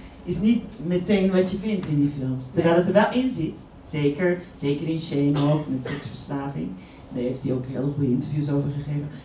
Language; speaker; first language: Dutch; native; Dutch